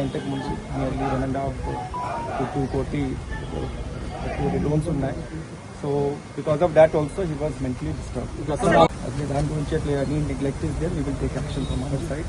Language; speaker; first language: Telugu; non-native, learner; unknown